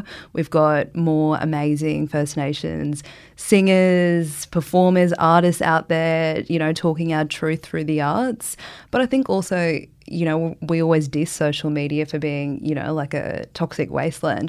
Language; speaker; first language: English; native; English